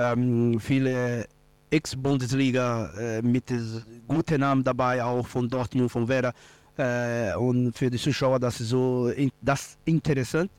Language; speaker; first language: German; non-native, learner; Portuguese